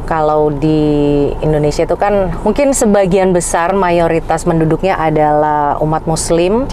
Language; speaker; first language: Indonesian; native; Indonesian